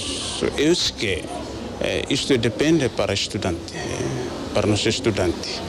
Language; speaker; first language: Portuguese; non-native, learner; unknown